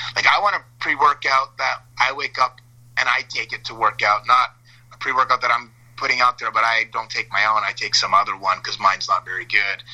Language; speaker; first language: English; native; English